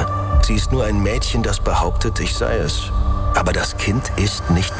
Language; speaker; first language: German; native; German